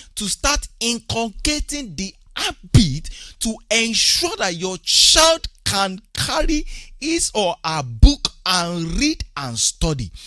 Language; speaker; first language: English; non-native, local second language; Yoruba